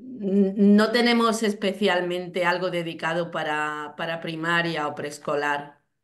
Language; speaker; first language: Spanish; native; Spanish